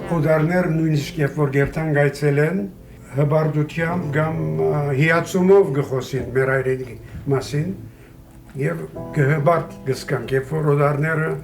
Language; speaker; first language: Armenian; early bilingual, heritage; Armenian